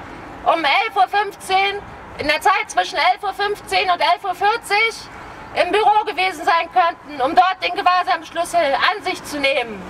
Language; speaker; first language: German; native; German